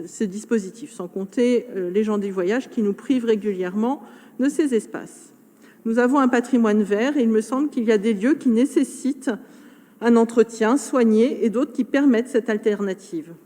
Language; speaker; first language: French; native; French